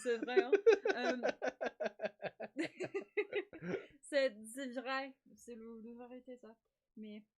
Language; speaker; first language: French; non-native, learner; English